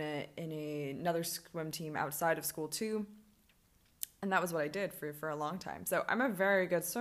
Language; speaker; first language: English; native; English